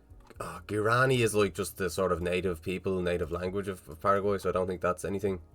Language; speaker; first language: English; native; English